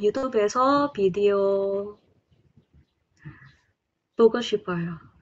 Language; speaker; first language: Korean; non-native, learner; English